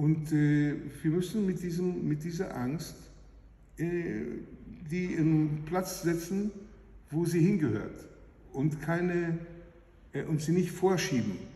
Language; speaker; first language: German; non-native, fluent; Hebrew